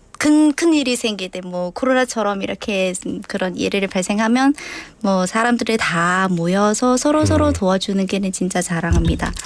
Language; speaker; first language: Korean; non-native, learner; Vietnamese